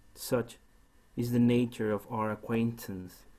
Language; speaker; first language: English; non-native, fluent; Spanish